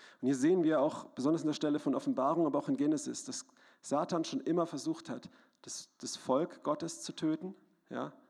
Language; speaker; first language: German; native; German